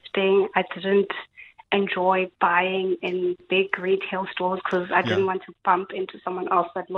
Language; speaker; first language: English; non-native, local second language; Xhosa